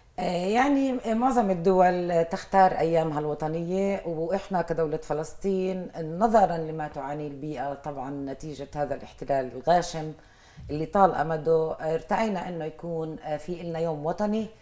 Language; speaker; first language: Arabic; native; Arabic